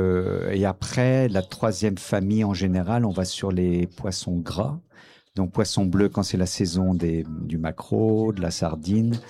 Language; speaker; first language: French; native; French